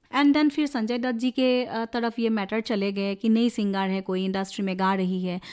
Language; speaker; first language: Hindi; non-native, local second language; Assamese